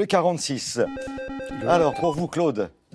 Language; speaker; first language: French; native; French